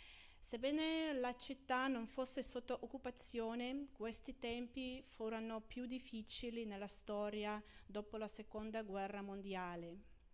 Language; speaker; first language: Italian; non-native, fluent; Ukrainian